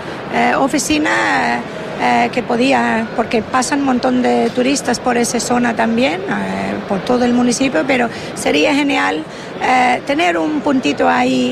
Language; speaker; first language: Spanish; non-native, fluent; English